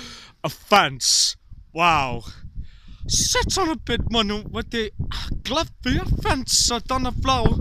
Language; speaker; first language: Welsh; non-native, learner; English